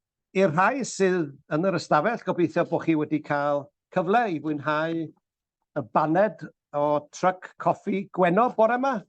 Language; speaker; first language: Welsh; native; Welsh